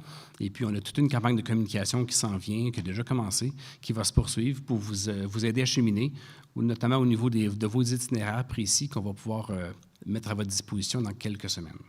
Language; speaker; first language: French; native; French